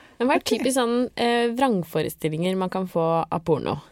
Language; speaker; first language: Norwegian; native; Norwegian